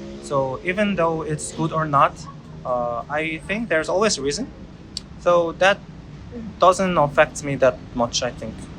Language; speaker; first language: English; non-native, learner; Korean